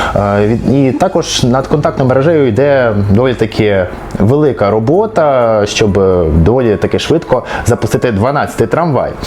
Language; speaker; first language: Ukrainian; non-native, local second language; Russian